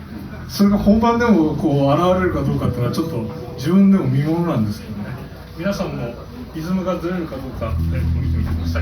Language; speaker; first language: Japanese; native; Japanese